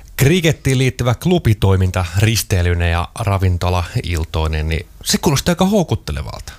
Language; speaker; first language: Finnish; native; Finnish